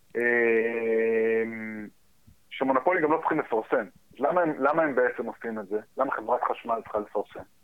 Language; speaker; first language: Hebrew; early bilingual, heritage; Hebrew